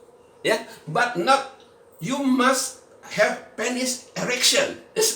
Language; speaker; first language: English; non-native, learner; Indonesian